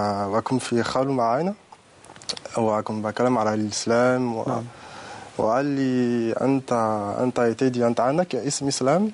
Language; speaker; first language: Arabic; non-native, learner; French